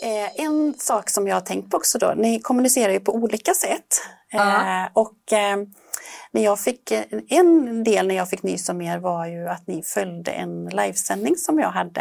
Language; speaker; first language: Swedish; native; Swedish